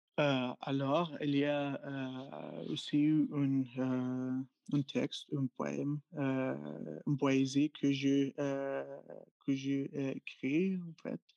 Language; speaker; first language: French; non-native, fluent; Arabic